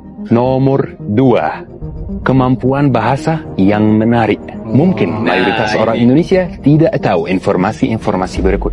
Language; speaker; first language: Indonesian; non-native, fluent; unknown